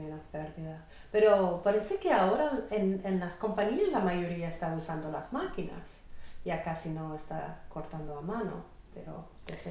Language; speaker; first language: Spanish; non-native, fluent; English